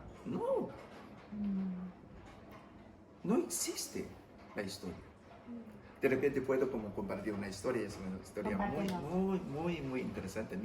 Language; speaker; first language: Spanish; non-native, fluent; English